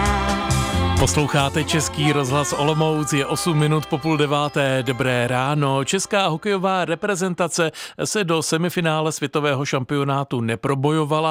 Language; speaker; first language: Czech; native; Czech